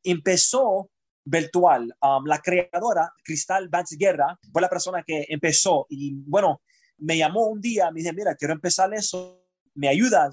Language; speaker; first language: Spanish; early bilingual, heritage; Spanish